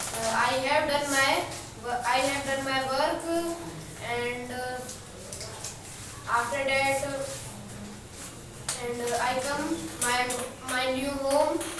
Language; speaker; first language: English; non-native, learner; Hindi